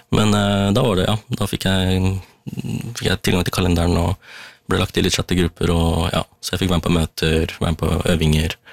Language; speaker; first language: Norwegian; early bilingual, other home language; Tamil